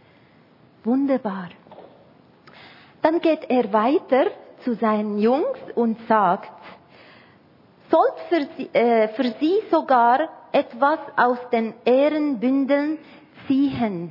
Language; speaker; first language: German; non-native, fluent; Arabic